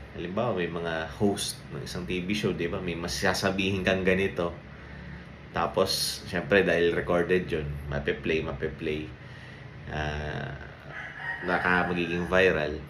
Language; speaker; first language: Filipino; native; Filipino